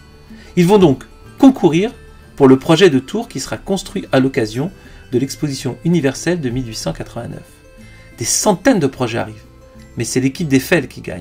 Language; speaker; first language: French; native; French